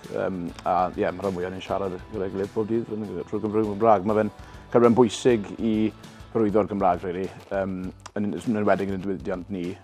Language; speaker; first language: Welsh; native; Welsh